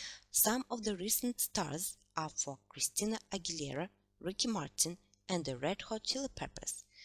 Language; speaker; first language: English; non-native, fluent; Russian